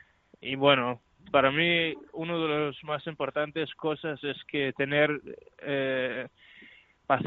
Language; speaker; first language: Spanish; non-native, learner; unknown